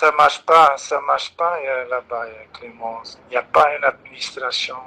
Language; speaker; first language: French; non-native, fluent; Dutch